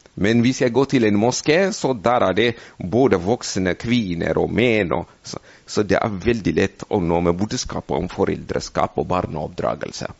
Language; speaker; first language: Norwegian; non-native, fluent; Amharic